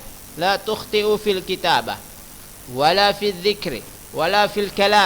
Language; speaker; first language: Arabic; non-native, fluent; Indonesian